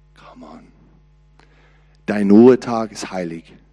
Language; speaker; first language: German; non-native, learner; English